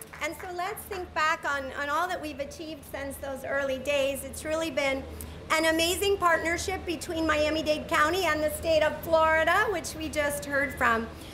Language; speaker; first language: English; native; English